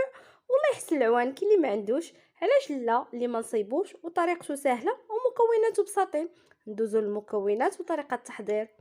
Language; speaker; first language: Arabic; native; Arabic